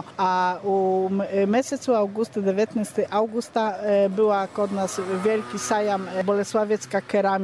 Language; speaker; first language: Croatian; non-native, learner; Polish